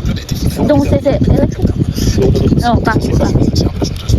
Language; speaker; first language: French; non-native, learner; Vietnamese